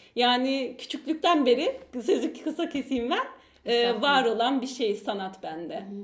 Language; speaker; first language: Turkish; early bilingual, heritage; Turkish